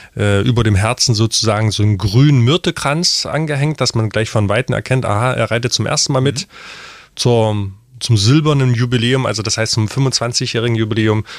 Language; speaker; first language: German; non-native, local second language; Upper Sorbian